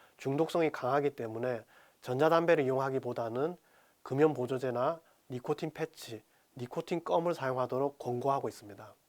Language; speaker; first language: Korean; native; Korean